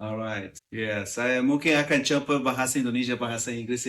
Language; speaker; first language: Indonesian; non-native, learner; Portuguese